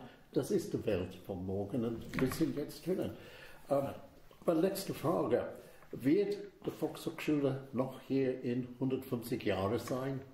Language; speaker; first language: German; non-native, fluent; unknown